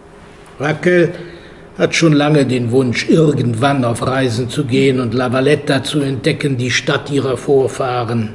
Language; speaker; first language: German; native; German